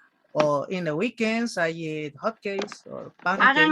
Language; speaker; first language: English; non-native, learner; Spanish